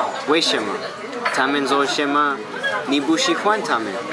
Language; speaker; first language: Chinese; non-native, learner; English